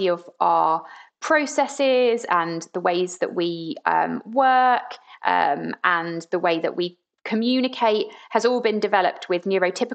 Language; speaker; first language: English; native; English